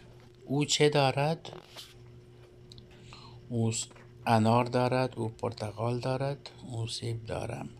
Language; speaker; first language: Persian; non-native, fluent; Urdu